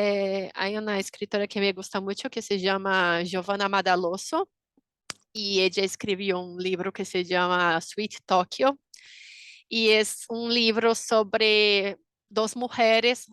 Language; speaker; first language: Spanish; non-native, fluent; Portuguese